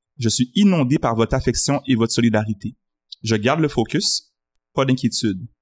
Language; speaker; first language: French; native; French